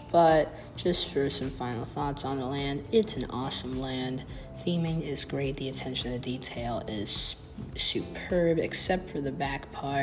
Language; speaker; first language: English; native; English